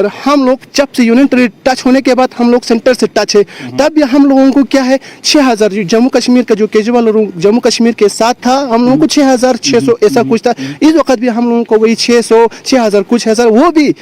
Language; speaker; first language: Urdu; non-native, local second language; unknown